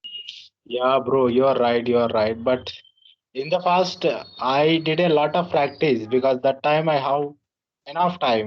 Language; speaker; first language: English; non-native, learner; Telugu